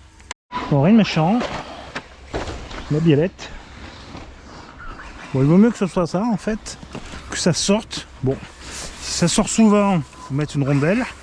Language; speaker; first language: French; native; French